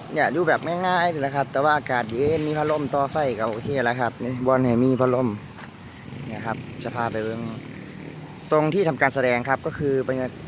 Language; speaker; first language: Thai; native; Thai